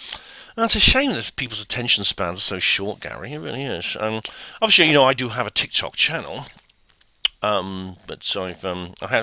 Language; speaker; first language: English; native; English